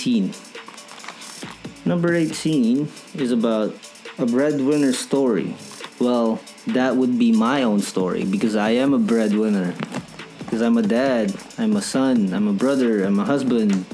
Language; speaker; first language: English; non-native, local second language; Filipino